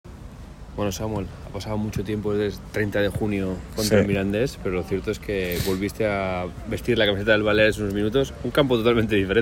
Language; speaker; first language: Spanish; native; Spanish